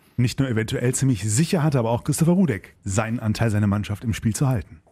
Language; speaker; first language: German; native; German